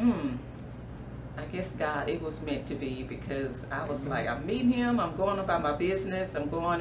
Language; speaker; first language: English; native; English